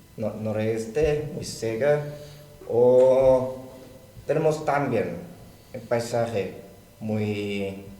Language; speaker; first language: Spanish; non-native, learner; Thai